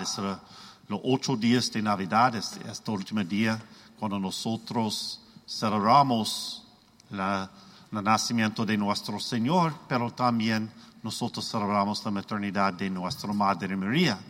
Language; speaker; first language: Spanish; non-native, learner; English